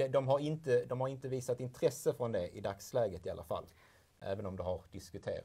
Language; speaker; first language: Swedish; native; Swedish